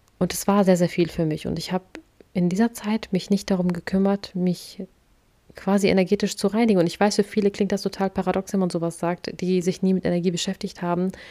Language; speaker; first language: German; early bilingual, other home language; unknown